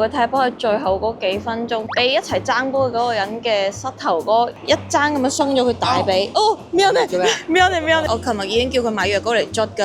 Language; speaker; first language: Cantonese; native; Cantonese